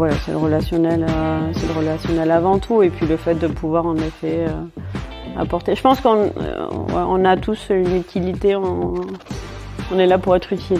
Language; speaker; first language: French; native; French